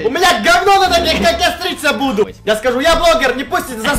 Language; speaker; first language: Russian; native; Russian